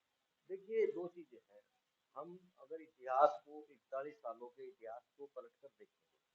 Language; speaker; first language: Hindi; native; Hindi